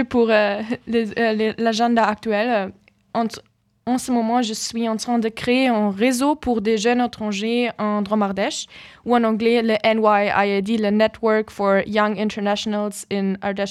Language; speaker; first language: French; non-native, fluent; German